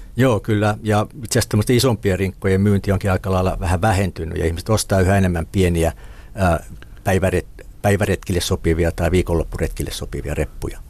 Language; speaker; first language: Finnish; native; Finnish